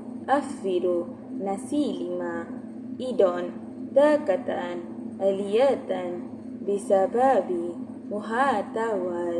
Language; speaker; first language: Arabic; non-native, learner; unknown